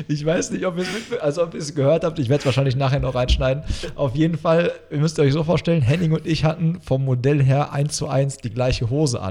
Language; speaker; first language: German; native; German